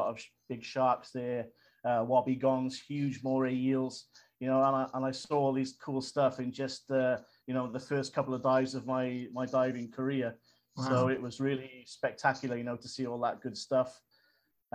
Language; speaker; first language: English; native; English